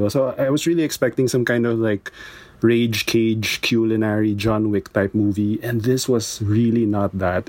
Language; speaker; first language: English; non-native, local second language; Filipino